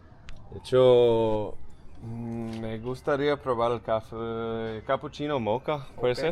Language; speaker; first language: Spanish; non-native, fluent; English